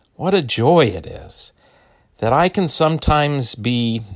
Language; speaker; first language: English; native; English